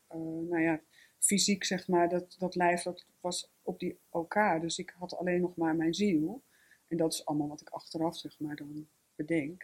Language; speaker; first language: Dutch; native; Dutch